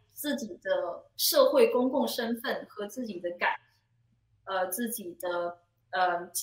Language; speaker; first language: Chinese; non-native, local second language; Cantonese